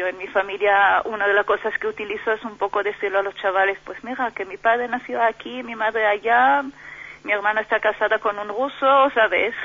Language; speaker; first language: Spanish; non-native, fluent; Hebrew